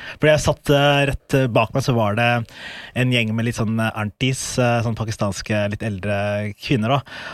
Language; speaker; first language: Norwegian; early bilingual, other home language; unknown